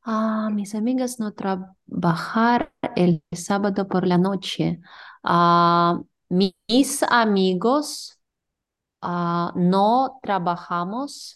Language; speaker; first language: Spanish; non-native, learner; English